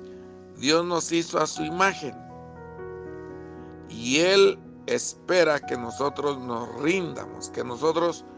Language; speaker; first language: Spanish; native; Spanish